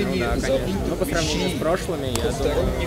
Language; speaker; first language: Russian; native; Russian